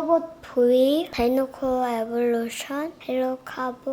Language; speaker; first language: Korean; early bilingual, heritage; Korean